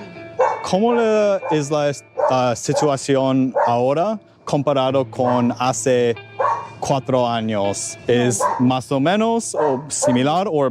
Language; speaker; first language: Spanish; non-native, learner; English